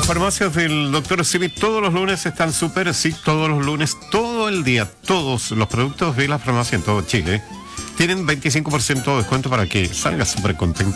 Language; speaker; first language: Spanish; native; Spanish